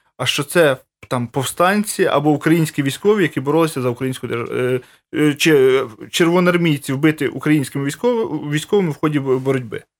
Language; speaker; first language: Ukrainian; native; Ukrainian